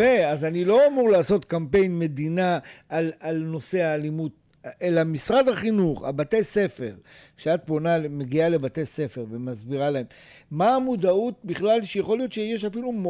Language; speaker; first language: Hebrew; native; Hebrew